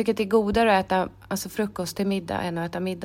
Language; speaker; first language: Swedish; native; Swedish